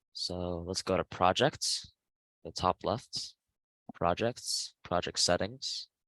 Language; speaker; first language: English; native; English